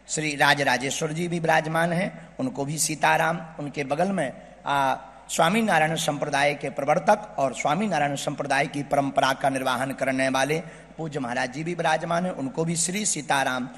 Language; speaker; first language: Hindi; native; Hindi